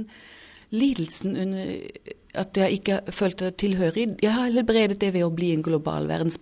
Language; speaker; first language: Norwegian; non-native, fluent; German